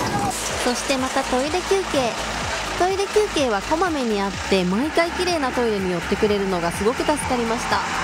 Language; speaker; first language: Japanese; native; Japanese